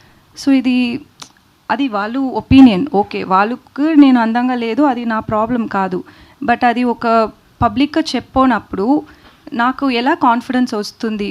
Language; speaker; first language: Telugu; non-native, learner; Tamil